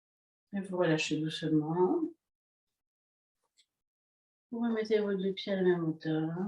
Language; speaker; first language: French; native; French